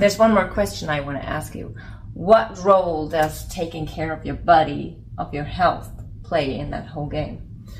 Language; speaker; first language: English; non-native, fluent; German